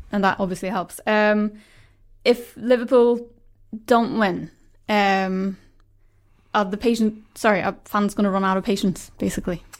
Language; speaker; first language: English; non-native, fluent; Norwegian